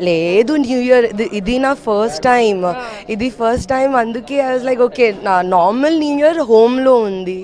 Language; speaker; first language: Telugu; non-native, learner; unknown